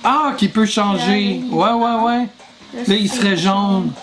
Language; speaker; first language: French; native; French